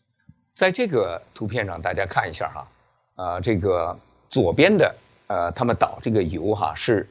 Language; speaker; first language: Chinese; native; Chinese